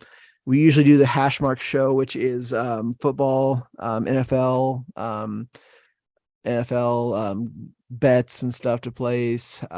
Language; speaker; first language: English; native; English